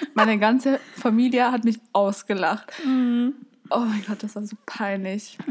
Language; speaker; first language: German; native; German